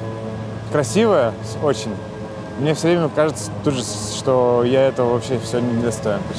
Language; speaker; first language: Russian; native; Russian